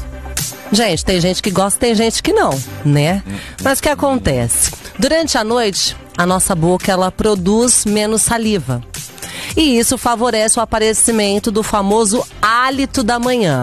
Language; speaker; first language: Portuguese; native; Portuguese